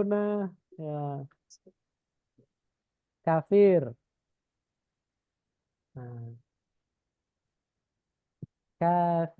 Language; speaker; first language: Arabic; non-native, fluent; Indonesian